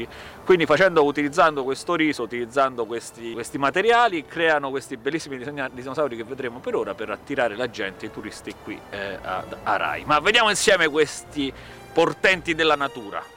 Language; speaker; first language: Italian; native; Italian